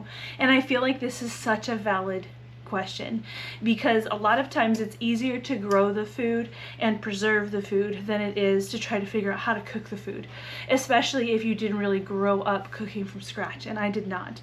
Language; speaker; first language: English; native; English